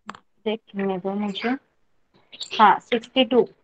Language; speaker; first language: Hindi; non-native, local second language; Marathi